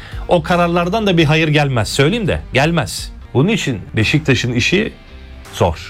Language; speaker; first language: Turkish; native; Turkish